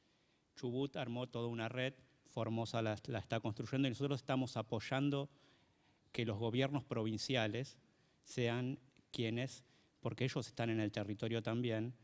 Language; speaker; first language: Spanish; native; Spanish